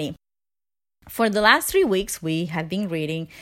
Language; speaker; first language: English; non-native, fluent; Spanish